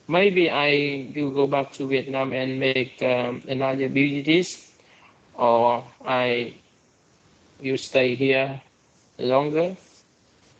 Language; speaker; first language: English; non-native, learner; Vietnamese